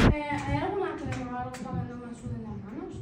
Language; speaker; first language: Spanish; native; Spanish